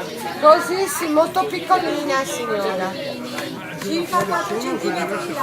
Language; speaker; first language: Italian; native; Italian